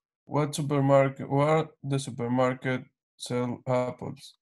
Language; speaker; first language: English; non-native, learner; Spanish